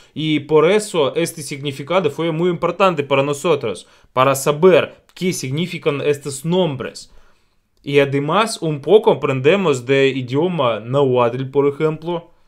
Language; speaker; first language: Spanish; non-native, learner; Russian